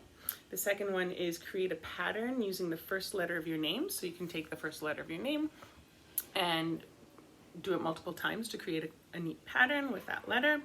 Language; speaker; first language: English; native; English